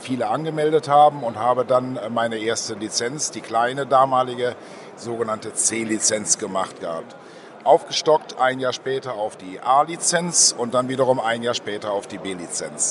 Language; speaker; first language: German; native; German